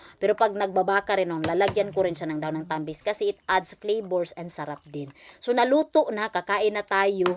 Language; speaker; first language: Filipino; non-native, local second language; Cebuano